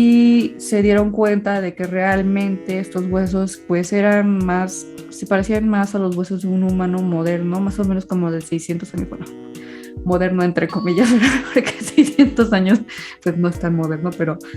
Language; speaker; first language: Spanish; native; Spanish